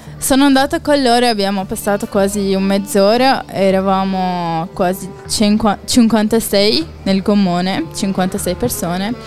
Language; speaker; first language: Italian; non-native, fluent; Arabic